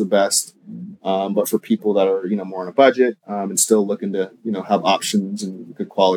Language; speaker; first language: English; native; English